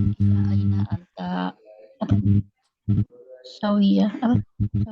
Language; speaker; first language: Arabic; non-native, learner; Indonesian